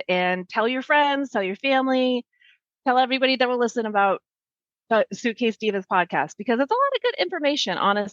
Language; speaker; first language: English; native; English